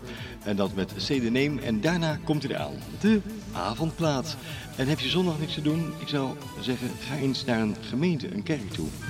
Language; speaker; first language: Dutch; native; Dutch